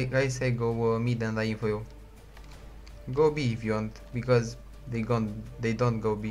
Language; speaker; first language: English; non-native, learner; Romanian